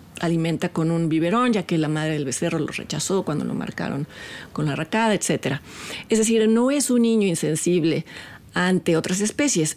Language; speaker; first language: Spanish; native; Spanish